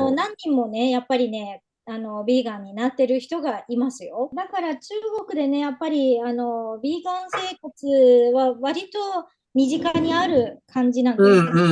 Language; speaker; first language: Japanese; native; Japanese